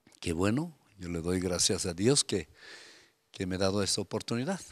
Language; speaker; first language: Spanish; non-native, fluent; Korean